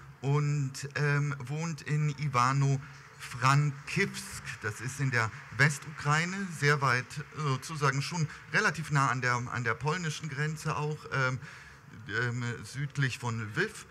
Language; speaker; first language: German; native; German